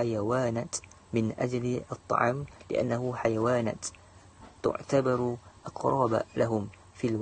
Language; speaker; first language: Arabic; non-native, learner; Malay